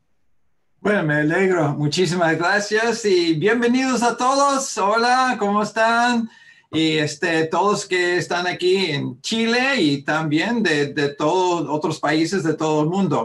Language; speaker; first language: Spanish; early bilingual, heritage; Spanish